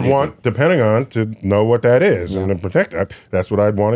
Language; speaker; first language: English; native; English